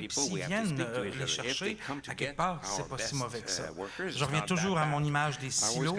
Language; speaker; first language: French; native; French